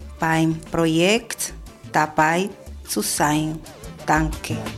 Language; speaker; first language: German; non-native, learner; Spanish